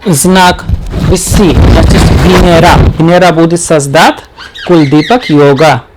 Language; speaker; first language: Russian; non-native, learner; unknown